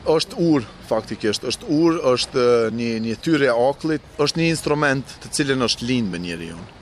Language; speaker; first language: Albanian; non-native, local second language; Romany